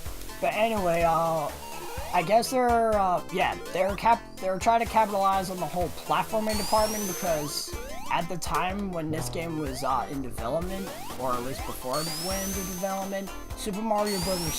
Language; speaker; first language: English; native; English